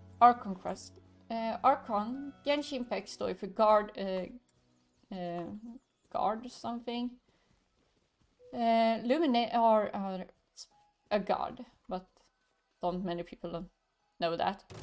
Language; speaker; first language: English; non-native, learner; Swedish